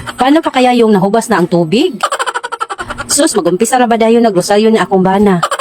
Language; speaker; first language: Filipino; non-native, local second language; Cebuano